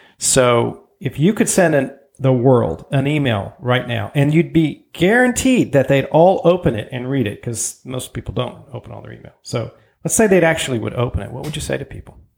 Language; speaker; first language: English; early bilingual, other home language; German